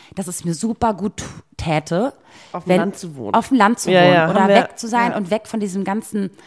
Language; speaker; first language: German; native; German